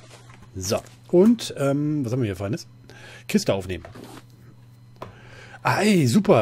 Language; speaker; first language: German; native; German